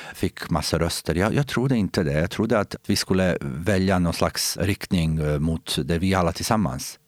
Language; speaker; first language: Swedish; non-native, fluent; Bosnian